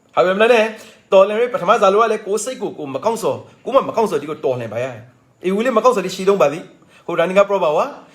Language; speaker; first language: Burmese; native; Burmese